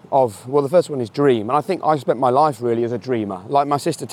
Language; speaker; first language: English; native; English